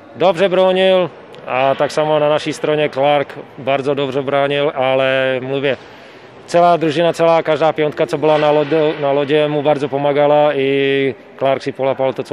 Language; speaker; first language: Polish; non-native, learner; Czech